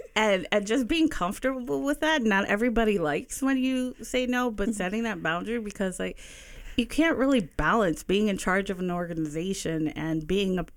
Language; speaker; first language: English; early bilingual, other home language; Spanish